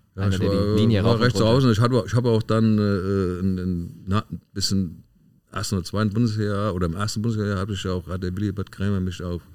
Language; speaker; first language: German; native; German